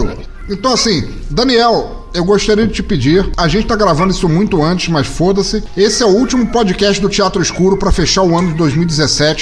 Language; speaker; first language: Portuguese; native; Portuguese